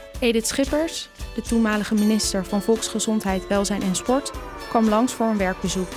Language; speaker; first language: Dutch; native; Dutch